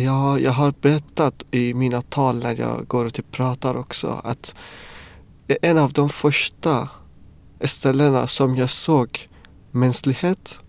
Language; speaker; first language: Swedish; non-native, fluent; Persian